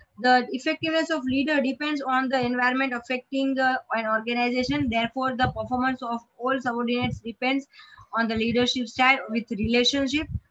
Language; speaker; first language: English; non-native, local second language; Gujarati